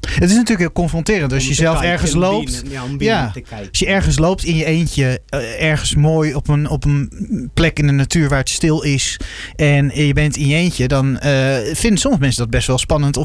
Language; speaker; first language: Dutch; native; Dutch